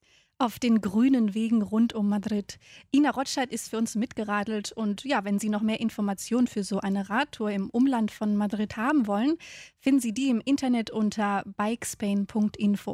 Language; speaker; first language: German; native; German